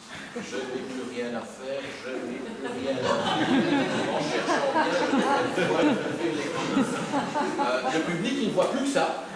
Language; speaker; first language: French; native; French